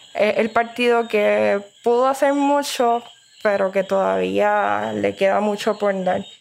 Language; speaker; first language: Spanish; native; Spanish